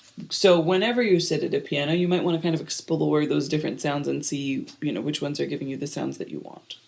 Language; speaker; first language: English; native; English